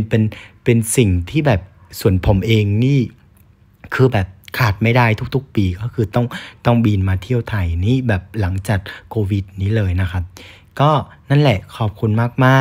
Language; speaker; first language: Thai; non-native, fluent; Vietnamese